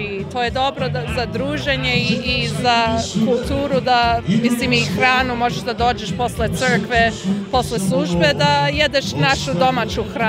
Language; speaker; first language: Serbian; early bilingual, heritage; Serbian